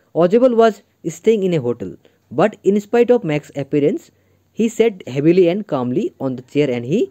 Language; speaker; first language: English; non-native, local second language; Assamese